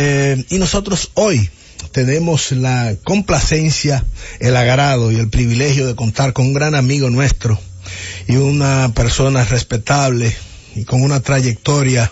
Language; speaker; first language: Spanish; native; Spanish